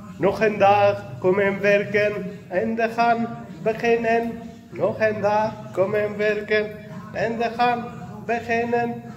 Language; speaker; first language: Dutch; non-native, learner; Arabic